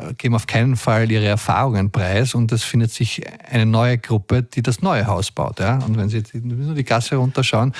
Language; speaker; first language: German; native; German